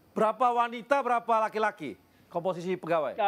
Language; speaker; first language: Indonesian; native; Indonesian